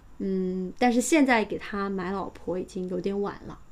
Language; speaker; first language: Chinese; native; Chinese